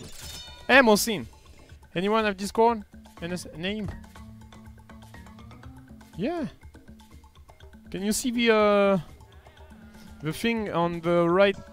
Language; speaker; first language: English; non-native, fluent; French